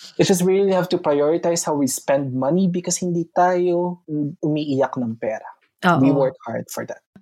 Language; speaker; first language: English; non-native, local second language; Filipino